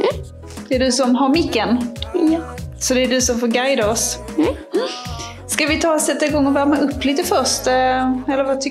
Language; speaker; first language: Swedish; native; Swedish